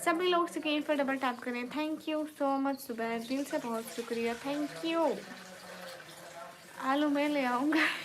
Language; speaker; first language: Hindi; non-native, local second language; Punjabi